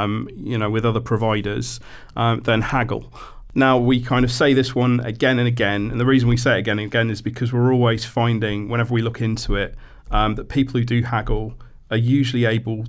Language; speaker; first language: English; native; English